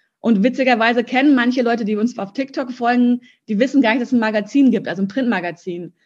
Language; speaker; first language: German; early bilingual, other home language; Russian